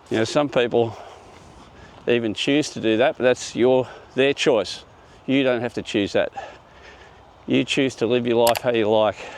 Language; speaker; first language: English; native; English